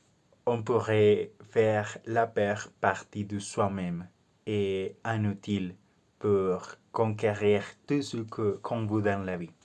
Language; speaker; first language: French; non-native, learner; Spanish